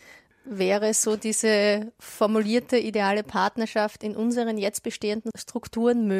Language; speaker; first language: German; native; German